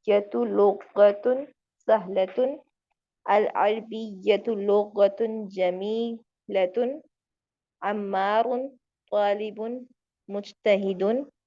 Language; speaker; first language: Arabic; non-native, learner; Hindi